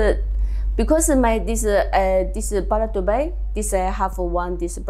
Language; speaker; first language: English; non-native, learner; Chinese